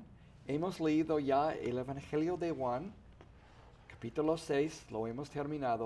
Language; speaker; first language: Spanish; non-native, fluent; English